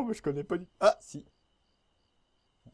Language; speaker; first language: French; native; French